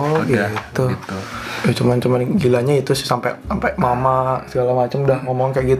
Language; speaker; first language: Indonesian; native; Indonesian